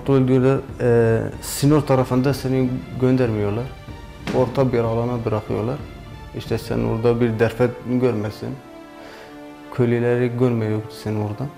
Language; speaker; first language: Turkish; non-native, learner; Kurdish